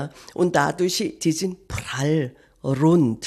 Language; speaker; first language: German; non-native, fluent; Korean